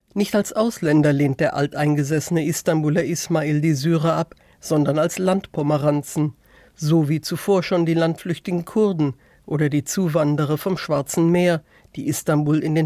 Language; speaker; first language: German; native; German